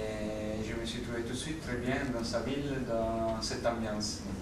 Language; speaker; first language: French; non-native, fluent; Italian